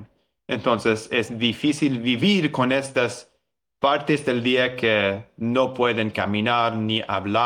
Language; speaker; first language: Spanish; non-native, learner; English